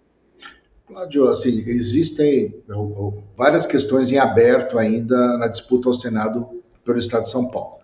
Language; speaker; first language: Portuguese; native; Portuguese